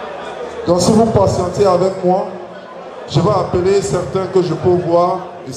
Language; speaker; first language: French; non-native, learner; English